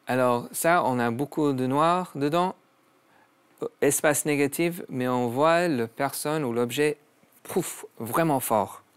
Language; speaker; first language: French; non-native, learner; English